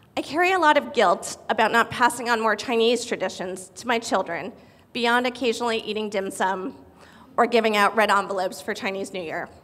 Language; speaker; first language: English; native; English